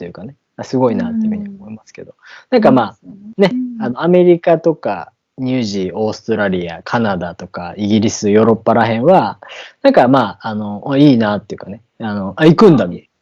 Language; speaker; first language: Japanese; native; Japanese